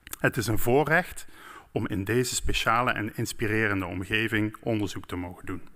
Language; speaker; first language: Dutch; native; Dutch